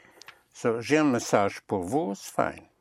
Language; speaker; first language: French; non-native, fluent; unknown